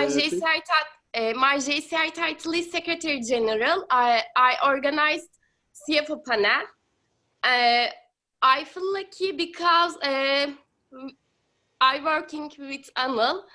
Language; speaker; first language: English; non-native, learner; Turkish